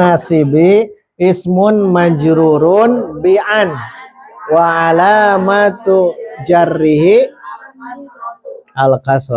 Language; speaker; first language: Arabic; non-native, fluent; Indonesian